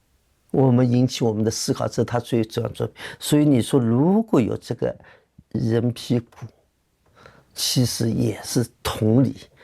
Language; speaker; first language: Chinese; native; Chinese